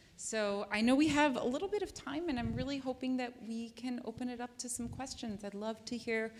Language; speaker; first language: English; native; English